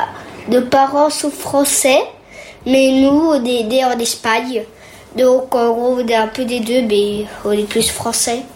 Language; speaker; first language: French; early bilingual, heritage; French